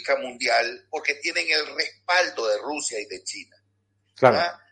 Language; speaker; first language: Spanish; native; Spanish